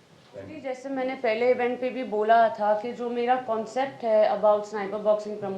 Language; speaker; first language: Hindi; native; Hindi